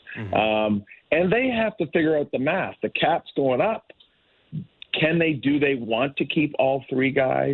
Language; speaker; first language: English; native; English